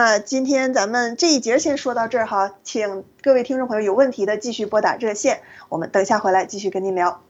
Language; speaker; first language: Chinese; native; Chinese